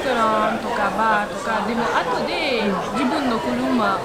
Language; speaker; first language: Japanese; non-native, learner; French